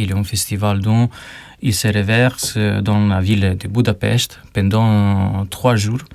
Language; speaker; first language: French; non-native, learner; Albanian